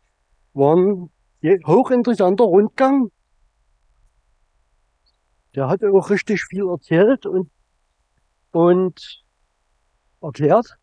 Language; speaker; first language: German; native; German